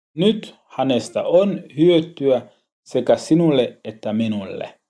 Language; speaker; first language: Finnish; non-native, learner; Swahili